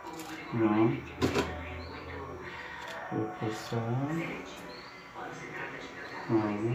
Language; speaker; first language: Portuguese; non-native, learner; Haitian Creole